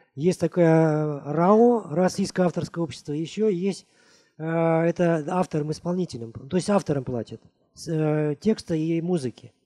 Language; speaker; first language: Russian; native; Russian